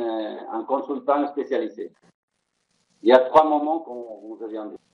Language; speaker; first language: French; non-native, fluent; Spanish